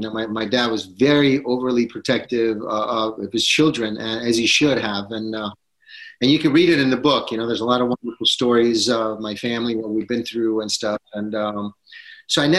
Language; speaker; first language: English; non-native, fluent; Italian